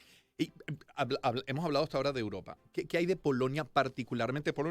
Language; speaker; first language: Spanish; native; Spanish